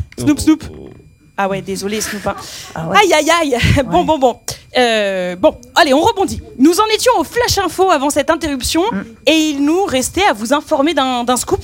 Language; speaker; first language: French; native; French